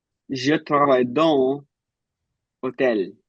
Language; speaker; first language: French; non-native, learner; English